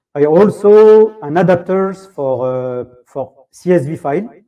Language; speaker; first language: English; non-native, fluent; French